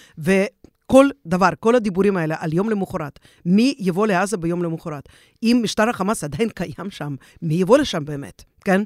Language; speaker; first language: Hebrew; non-native, fluent; Russian